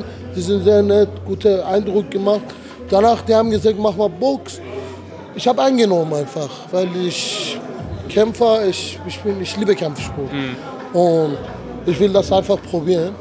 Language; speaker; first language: German; non-native, fluent; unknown